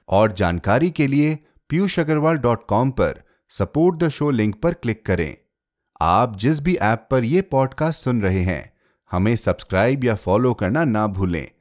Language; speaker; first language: Hindi; native; Hindi